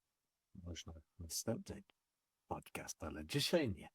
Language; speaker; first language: Polish; non-native, learner; English